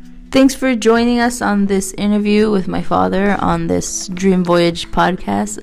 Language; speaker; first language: English; native; English